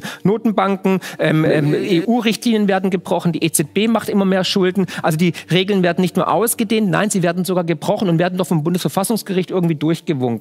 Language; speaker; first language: German; native; German